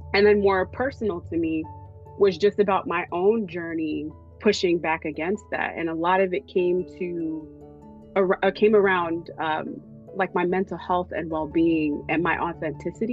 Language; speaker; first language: English; native; English